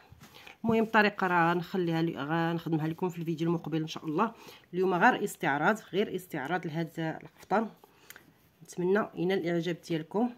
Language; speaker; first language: Arabic; native; Arabic